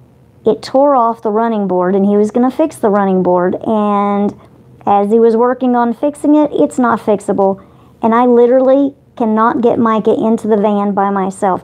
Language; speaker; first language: English; native; English